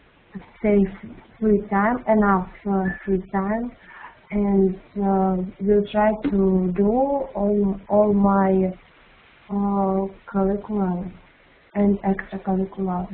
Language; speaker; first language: English; non-native, learner; Russian